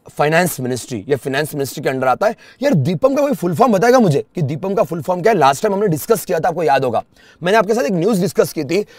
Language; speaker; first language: Hindi; native; Hindi